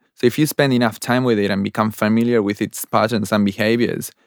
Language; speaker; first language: English; non-native, fluent; Spanish